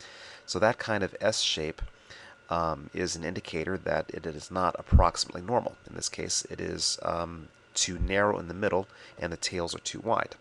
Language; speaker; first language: English; native; English